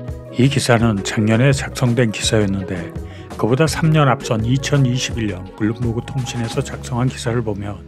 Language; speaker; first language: Korean; native; Korean